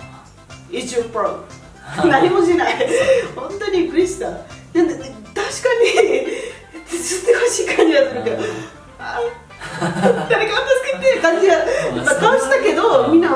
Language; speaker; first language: Japanese; non-native, learner; Spanish